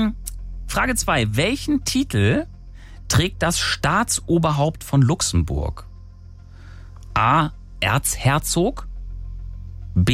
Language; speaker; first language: German; native; German